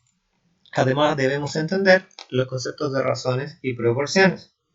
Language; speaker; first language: Spanish; native; Spanish